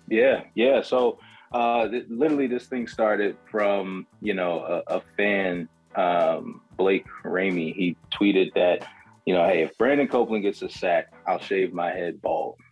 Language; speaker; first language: English; native; English